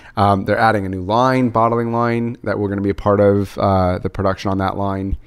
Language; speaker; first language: English; native; English